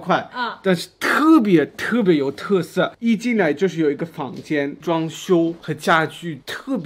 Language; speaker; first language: Chinese; non-native, fluent; German